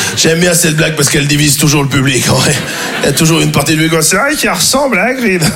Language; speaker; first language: French; native; French